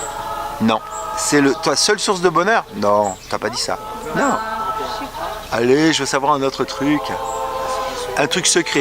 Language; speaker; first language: French; native; French